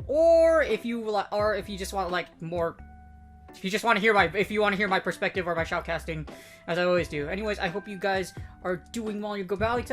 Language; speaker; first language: English; native; English